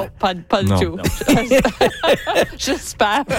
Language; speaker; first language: French; non-native, learner; English